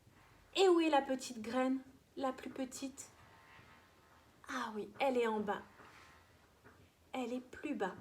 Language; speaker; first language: French; native; French